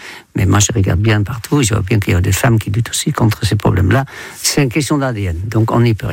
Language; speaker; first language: French; non-native, fluent; Dutch